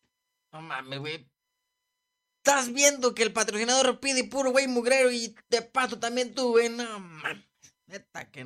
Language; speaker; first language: Spanish; native; Spanish